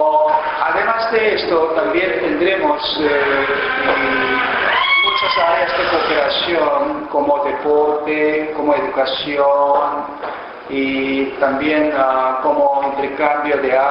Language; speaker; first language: Spanish; non-native, fluent; Korean